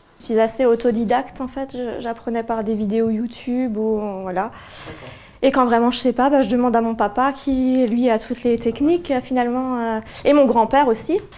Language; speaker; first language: French; native; French